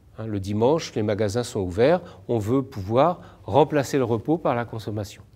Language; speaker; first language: French; native; French